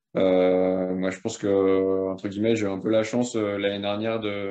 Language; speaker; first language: French; native; French